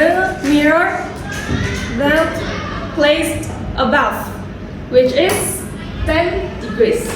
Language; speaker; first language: English; non-native, learner; Indonesian